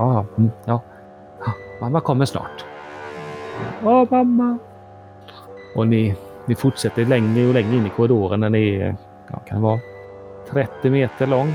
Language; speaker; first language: Swedish; native; Swedish